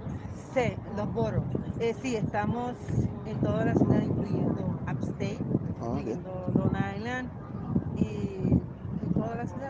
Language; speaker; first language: Spanish; native; Spanish